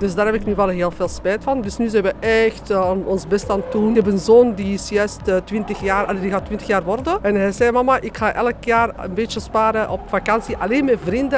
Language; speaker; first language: Dutch; early bilingual, other home language; Berber languages